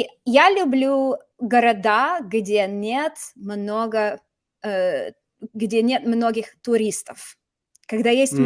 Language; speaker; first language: Russian; non-native, fluent; English